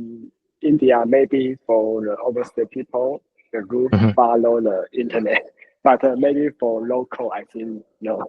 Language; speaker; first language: English; non-native, learner; Chinese